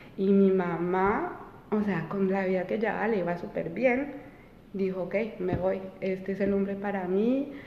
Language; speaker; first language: Spanish; early bilingual, heritage; Spanish